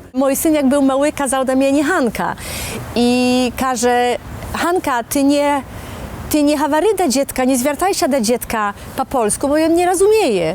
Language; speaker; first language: Polish; non-native, local second language; Belarusian